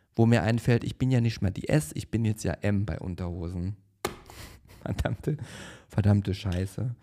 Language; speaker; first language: German; native; German